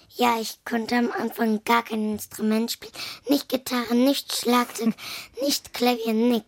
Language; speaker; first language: German; early bilingual, other home language; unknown